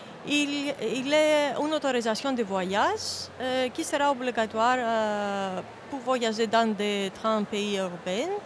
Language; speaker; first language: French; non-native, fluent; Greek